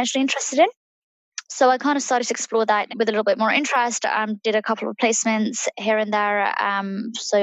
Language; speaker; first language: English; early bilingual, other home language; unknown